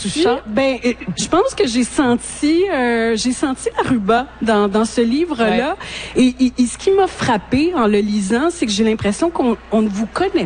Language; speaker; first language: French; native; French